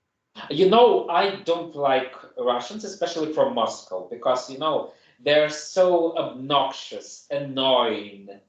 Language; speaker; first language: English; non-native, fluent; German